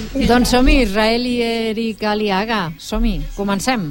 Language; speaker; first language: Catalan; native; Catalan